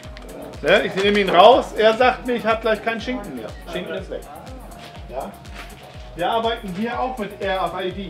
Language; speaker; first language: German; native; German